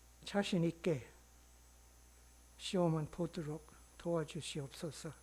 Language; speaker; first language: Korean; non-native, learner; English